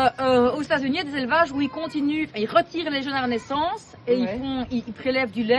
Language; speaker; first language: French; native; French